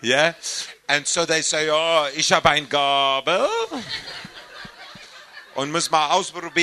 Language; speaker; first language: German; non-native, learner; English